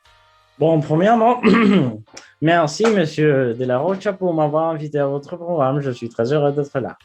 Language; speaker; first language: French; non-native, fluent; Spanish